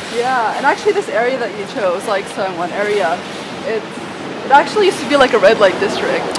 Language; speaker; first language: English; non-native, local second language; Cantonese